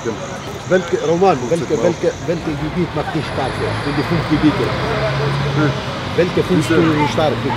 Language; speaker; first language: German; non-native, learner; Arabic